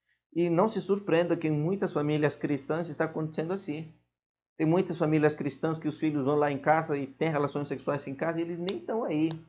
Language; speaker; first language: Portuguese; non-native, fluent; Spanish